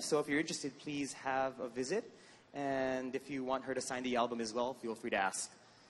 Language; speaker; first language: English; native; English